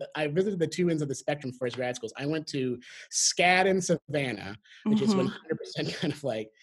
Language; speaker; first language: English; native; English